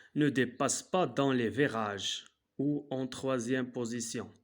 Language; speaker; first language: French; non-native, local second language; Arabic